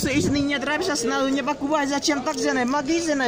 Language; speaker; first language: Russian; non-native, learner; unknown